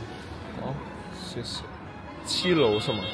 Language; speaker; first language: Chinese; non-native, fluent; Indonesian